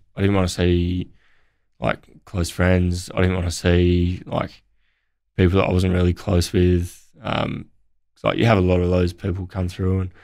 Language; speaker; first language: English; native; English